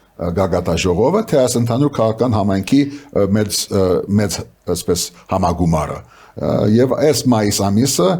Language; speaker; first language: Armenian; early bilingual, heritage; Armenian